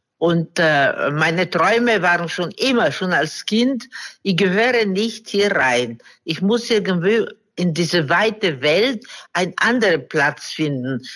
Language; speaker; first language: German; non-native, fluent; Romanian